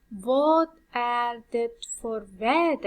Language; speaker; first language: Swedish; non-native, fluent; Persian